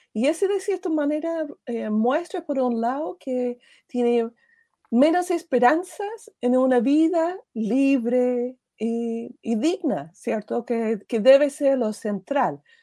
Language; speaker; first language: Spanish; non-native, fluent; English